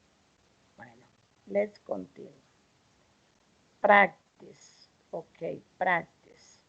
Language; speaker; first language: English; non-native, learner; Spanish